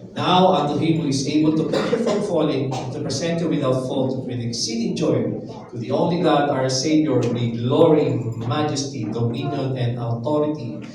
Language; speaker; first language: English; non-native, local second language; Filipino